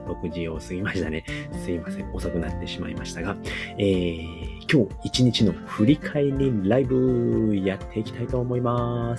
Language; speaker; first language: Japanese; native; Japanese